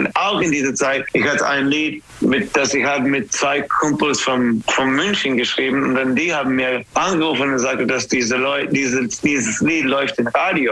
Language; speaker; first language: German; non-native, learner; English